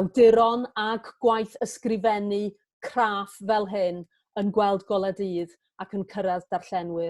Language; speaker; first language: Welsh; native; Welsh